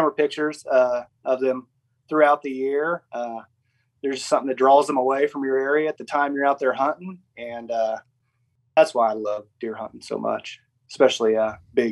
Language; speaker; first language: English; native; English